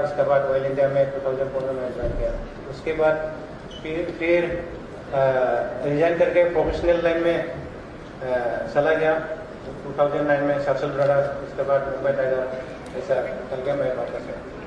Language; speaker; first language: Hindi; non-native, local second language; Bodo